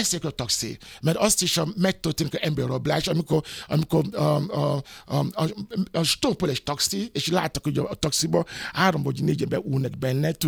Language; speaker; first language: Hungarian; non-native, fluent; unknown